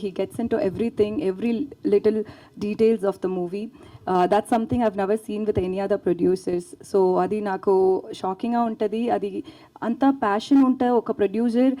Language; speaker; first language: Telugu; non-native, learner; Tamil